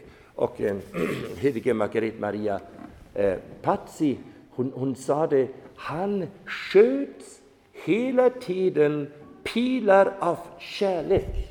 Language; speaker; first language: Swedish; non-native, fluent; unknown